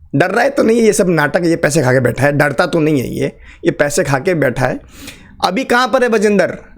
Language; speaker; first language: Hindi; non-native, local second language; Nepali